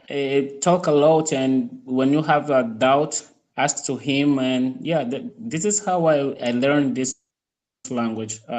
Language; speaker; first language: English; non-native, fluent; Portuguese